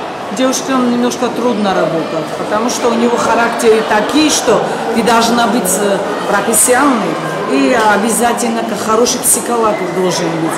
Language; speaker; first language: Russian; non-native, learner; Georgian